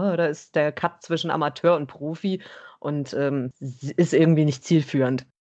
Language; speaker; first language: German; native; German